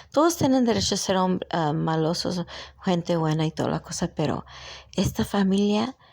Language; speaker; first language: Spanish; early bilingual, heritage; Spanish